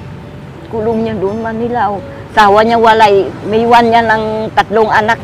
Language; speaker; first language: Filipino; non-native, learner; Vietnamese